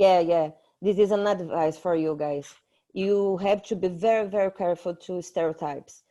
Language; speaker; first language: English; non-native, fluent; Portuguese